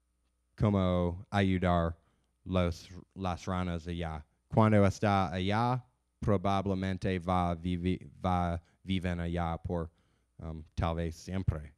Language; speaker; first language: Spanish; non-native, learner; English